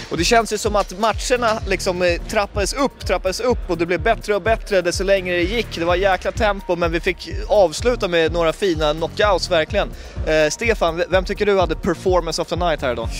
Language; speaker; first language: Swedish; native; Swedish